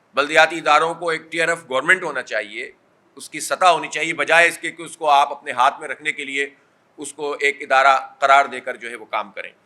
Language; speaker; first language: Urdu; native; Urdu